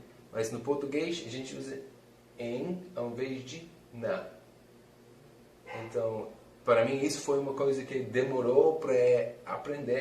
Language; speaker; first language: Portuguese; non-native, fluent; English